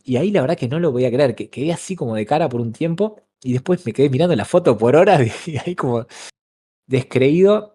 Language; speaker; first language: Spanish; native; Spanish